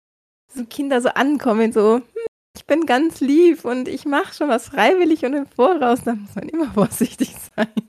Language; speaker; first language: German; native; German